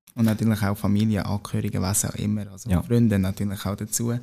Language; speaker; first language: German; non-native, fluent; Portuguese